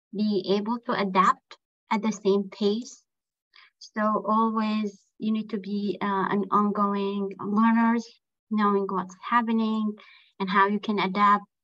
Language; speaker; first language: English; non-native, fluent; Arabic